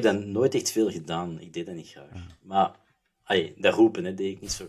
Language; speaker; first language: Dutch; native; Dutch